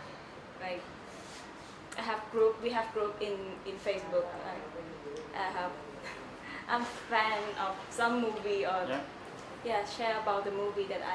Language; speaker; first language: English; non-native, learner; Thai